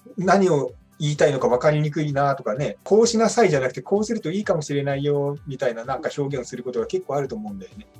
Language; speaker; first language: Japanese; native; Japanese